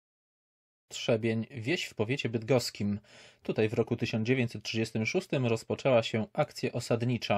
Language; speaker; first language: Polish; native; Polish